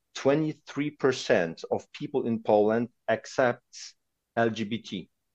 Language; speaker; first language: English; non-native, fluent; Polish